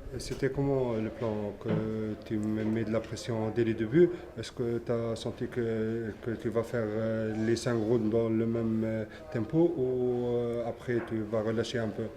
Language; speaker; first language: French; non-native, learner; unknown